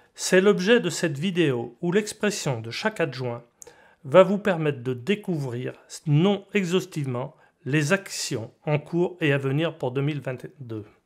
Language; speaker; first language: French; native; French